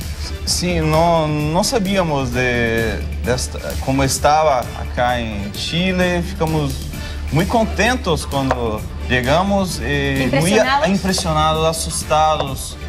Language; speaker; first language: Spanish; non-native, local second language; Portuguese